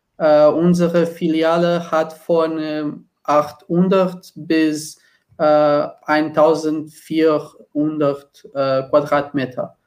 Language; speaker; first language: German; non-native, learner; Portuguese